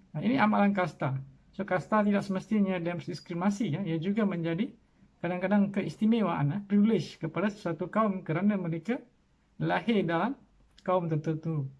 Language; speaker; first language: Malay; non-native, local second language; Tamil